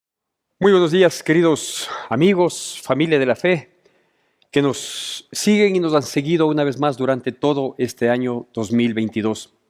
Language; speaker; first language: Spanish; native; Spanish